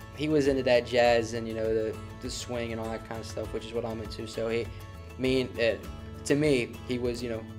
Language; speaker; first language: English; native; English